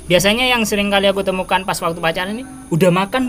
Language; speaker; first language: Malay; non-native, local second language; Javanese